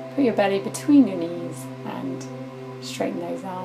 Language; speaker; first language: English; native; English